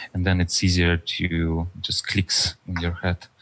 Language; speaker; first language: English; non-native, fluent; Russian